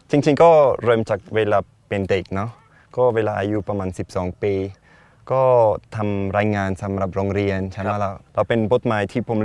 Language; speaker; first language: Thai; non-native, fluent; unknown